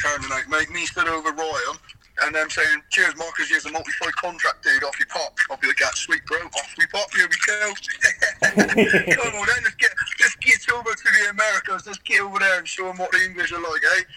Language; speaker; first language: English; native; English